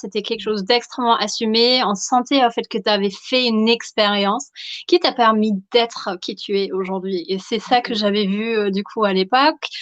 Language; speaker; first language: French; non-native, fluent; German